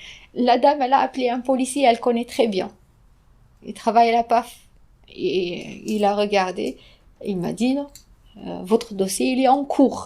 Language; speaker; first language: French; non-native, fluent; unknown